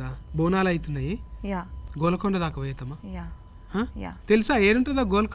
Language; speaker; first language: Telugu; native; Telugu